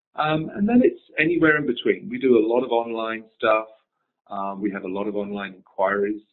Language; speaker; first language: English; native; English